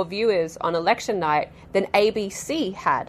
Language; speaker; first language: English; native; English